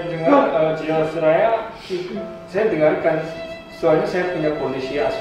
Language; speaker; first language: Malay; non-native, fluent; Korean